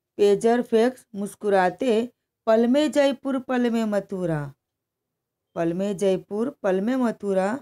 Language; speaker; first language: Hindi; non-native, local second language; Gujarati